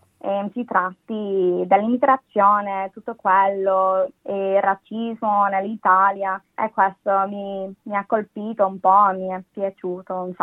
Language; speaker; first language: Italian; non-native, fluent; English